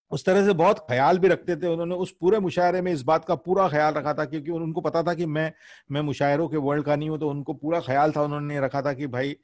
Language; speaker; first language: Hindi; native; Hindi